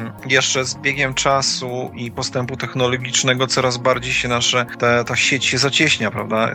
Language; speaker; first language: Polish; native; Polish